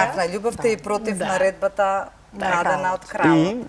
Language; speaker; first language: Macedonian; native; Macedonian